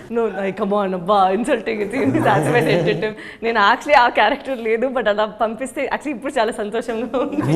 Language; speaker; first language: Telugu; non-native, learner; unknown